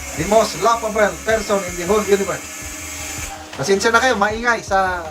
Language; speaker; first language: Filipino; non-native, local second language; Cebuano